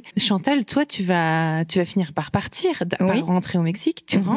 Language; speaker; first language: French; native; French